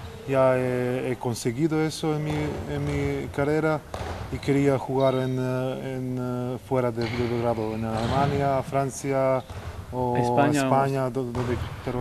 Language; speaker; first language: Spanish; non-native, learner; Serbian